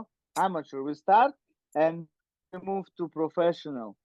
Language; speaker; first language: English; non-native, learner; Russian